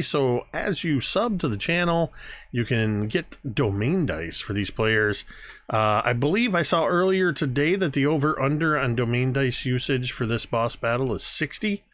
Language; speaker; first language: English; native; English